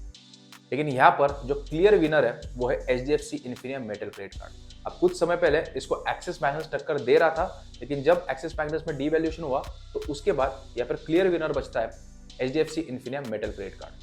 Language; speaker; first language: Hindi; native; Hindi